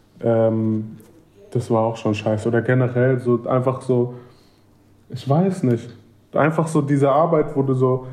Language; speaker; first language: German; native; German